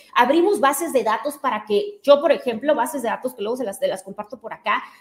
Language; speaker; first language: Spanish; native; Spanish